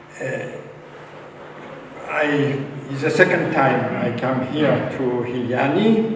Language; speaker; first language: English; non-native, fluent; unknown